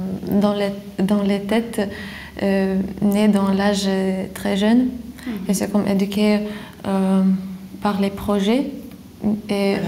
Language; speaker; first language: French; non-native, fluent; Lithuanian